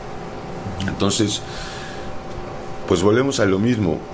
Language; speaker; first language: Spanish; native; Spanish